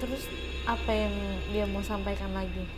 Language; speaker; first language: Indonesian; native; Indonesian